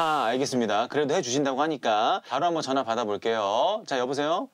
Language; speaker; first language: Korean; native; Korean